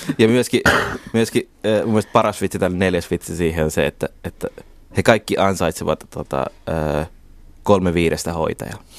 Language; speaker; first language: Finnish; early bilingual, other home language; Somali